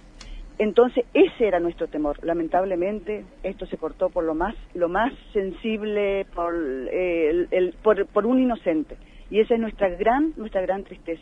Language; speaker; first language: Spanish; native; Spanish